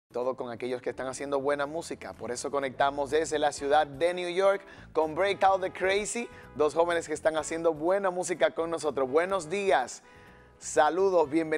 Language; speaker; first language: Spanish; native; Spanish